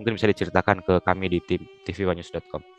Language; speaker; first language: Indonesian; native; Indonesian